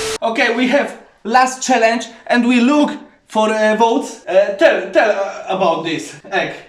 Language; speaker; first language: English; non-native, learner; Polish